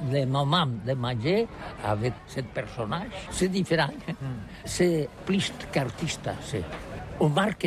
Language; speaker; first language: French; non-native, learner; Catalan